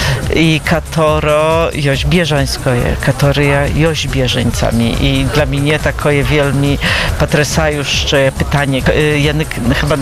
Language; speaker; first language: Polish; non-native, local second language; Belarusian